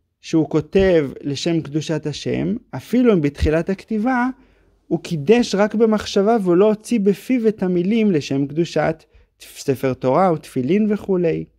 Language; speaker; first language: Hebrew; native; Hebrew